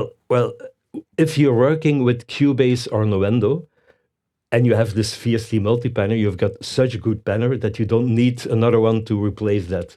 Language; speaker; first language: English; non-native, fluent; Dutch